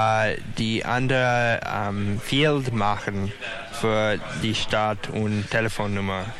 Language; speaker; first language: German; non-native, learner; English